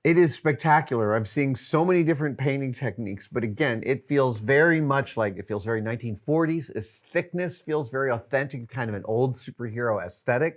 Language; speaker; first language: English; native; English